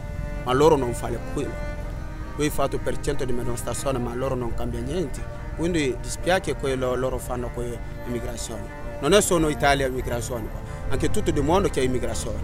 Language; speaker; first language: Italian; non-native, learner; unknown